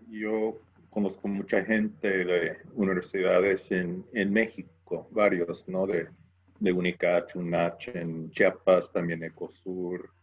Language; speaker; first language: Spanish; non-native, fluent; English